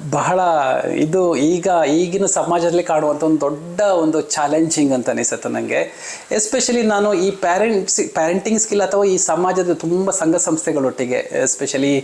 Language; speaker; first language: Kannada; non-native, local second language; Malayalam